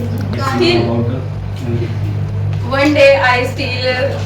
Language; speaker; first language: English; non-native, learner; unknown